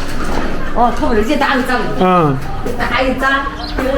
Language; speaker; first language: Chinese; non-native, learner; Lao